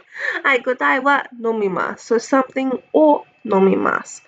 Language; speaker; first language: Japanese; non-native, fluent; English